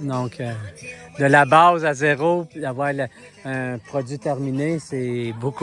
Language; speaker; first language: French; native; French